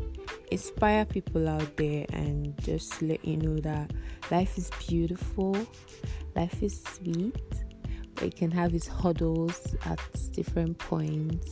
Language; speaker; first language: English; non-native, local second language; Igbo